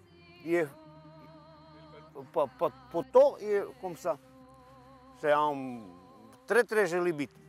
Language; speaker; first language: French; non-native, learner; Croatian